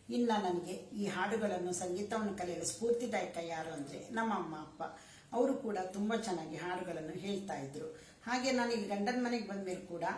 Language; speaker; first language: Kannada; native; Kannada